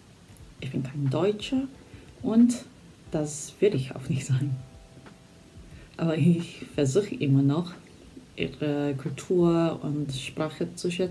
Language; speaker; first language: German; non-native, fluent; Korean